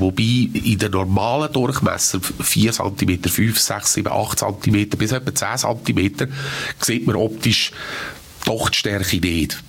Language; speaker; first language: German; native; German